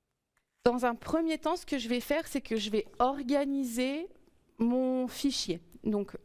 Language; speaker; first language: French; native; French